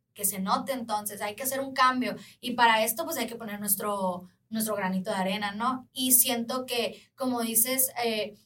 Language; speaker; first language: Spanish; native; Spanish